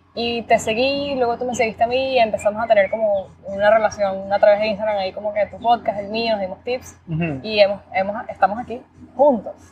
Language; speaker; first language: Spanish; native; Spanish